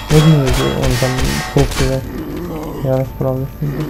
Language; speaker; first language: Russian; native; Russian